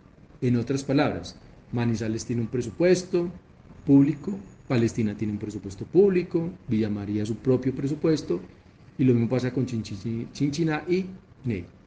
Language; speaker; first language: Spanish; native; Spanish